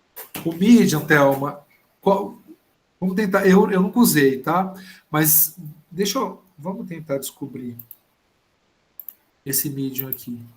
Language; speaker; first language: Portuguese; native; Portuguese